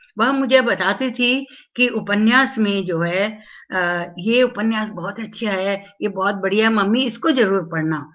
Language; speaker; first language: Hindi; non-native, local second language; Tamil